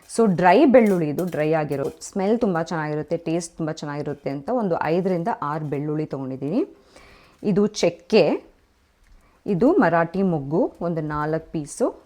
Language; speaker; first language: Kannada; non-native, local second language; Kodava